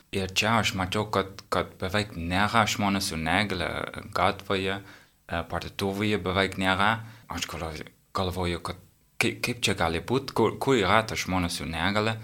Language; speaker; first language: Lithuanian; non-native, learner; English